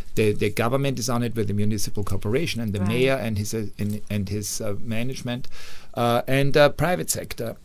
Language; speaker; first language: English; non-native, fluent; German